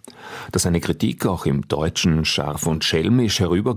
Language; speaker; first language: German; native; German